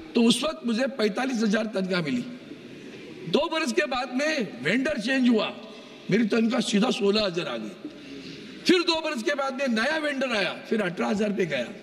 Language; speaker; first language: Hindi; non-native, local second language; Marathi